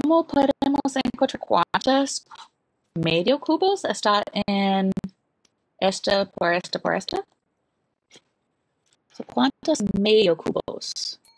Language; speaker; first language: Spanish; non-native, learner; English